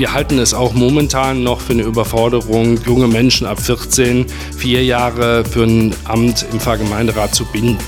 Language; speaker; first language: German; native; German